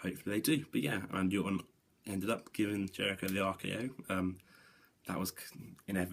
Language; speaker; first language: English; native; English